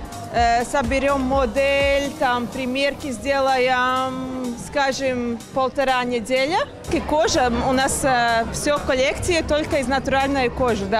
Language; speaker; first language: Russian; non-native, fluent; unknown